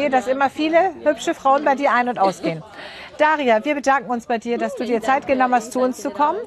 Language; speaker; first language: German; native; German